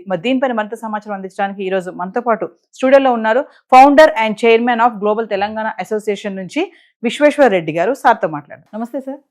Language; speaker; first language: Telugu; native; Telugu